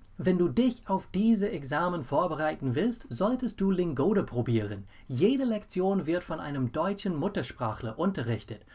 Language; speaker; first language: German; non-native, fluent; English